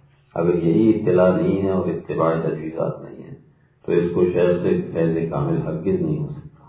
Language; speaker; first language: Urdu; native; Urdu